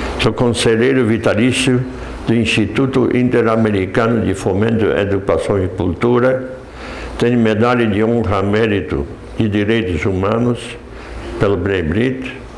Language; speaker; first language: Portuguese; non-native, fluent; Polish